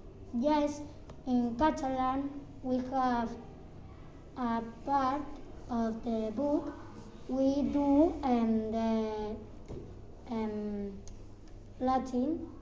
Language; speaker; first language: English; non-native, learner; Catalan